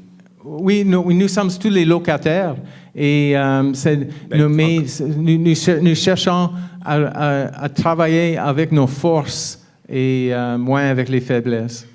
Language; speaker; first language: French; non-native, fluent; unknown